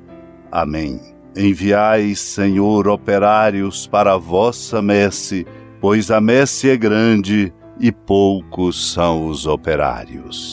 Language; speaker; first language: Portuguese; native; Portuguese